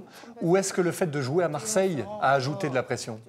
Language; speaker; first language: French; native; French